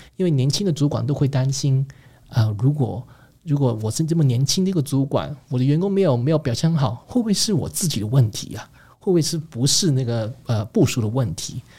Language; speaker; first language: Chinese; non-native, local second language; Cantonese